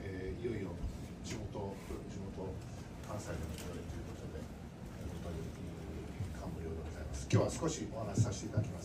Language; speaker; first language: Japanese; native; Japanese